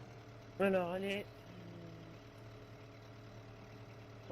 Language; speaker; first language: French; native; French